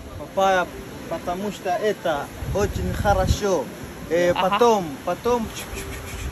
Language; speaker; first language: Russian; non-native, learner; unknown